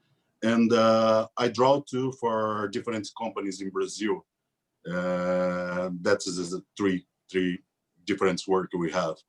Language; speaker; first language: English; non-native, learner; Portuguese